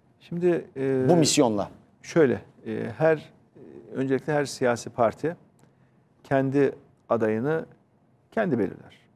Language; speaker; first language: Turkish; native; Turkish